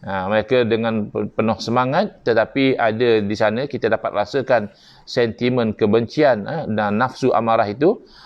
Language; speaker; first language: Malay; native; Malay